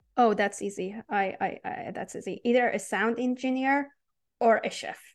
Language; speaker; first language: English; non-native, fluent; Persian